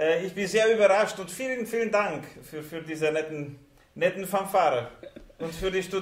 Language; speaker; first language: German; non-native, fluent; Hungarian